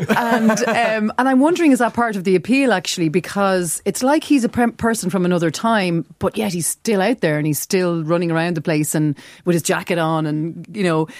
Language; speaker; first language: English; native; English